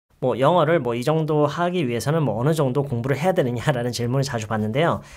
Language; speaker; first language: Korean; native; Korean